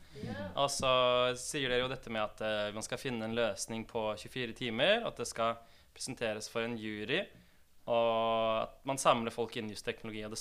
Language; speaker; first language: Norwegian; native; Norwegian